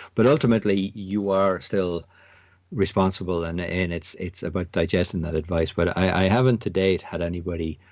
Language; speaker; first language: English; native; English